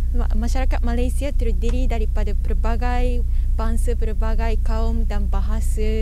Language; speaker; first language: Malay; non-native, fluent; Japanese